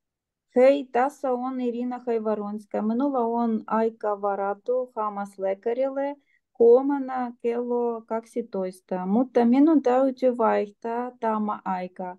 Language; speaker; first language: Finnish; non-native, learner; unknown